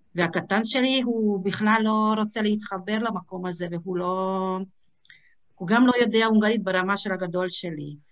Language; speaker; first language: Hebrew; non-native, fluent; Hungarian